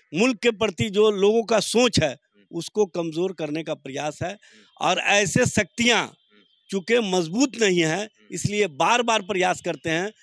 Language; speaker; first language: Hindi; native; Hindi